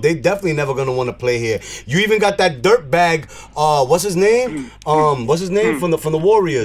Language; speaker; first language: English; early bilingual, other home language; Spanish